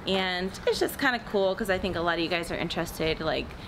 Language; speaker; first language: English; native; English